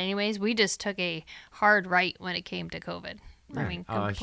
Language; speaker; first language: English; native; English